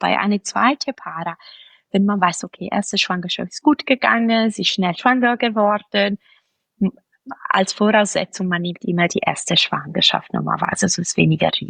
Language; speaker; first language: German; non-native, fluent; Italian